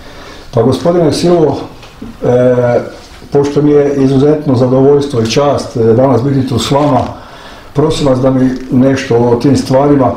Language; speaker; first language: Croatian; native; Croatian